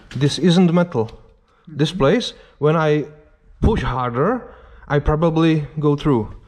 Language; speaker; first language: English; non-native, learner; Czech